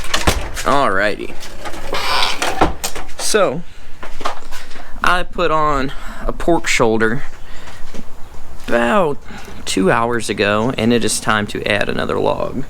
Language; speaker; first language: English; native; English